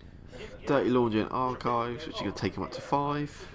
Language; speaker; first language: English; native; English